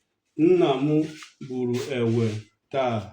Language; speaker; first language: Igbo; native; Igbo